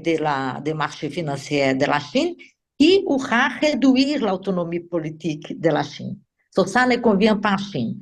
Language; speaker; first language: French; non-native, fluent; Portuguese